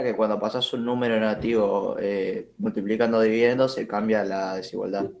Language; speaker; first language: Spanish; native; Spanish